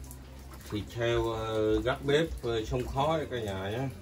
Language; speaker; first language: Vietnamese; non-native, local second language; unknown